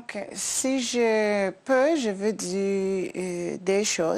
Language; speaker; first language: French; non-native, learner; English